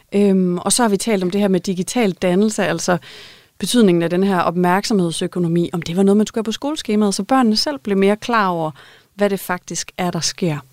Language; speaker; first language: Danish; native; Danish